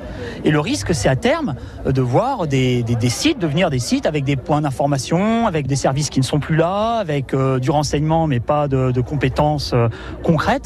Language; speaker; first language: French; native; French